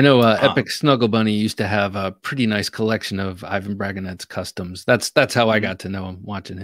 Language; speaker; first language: English; native; English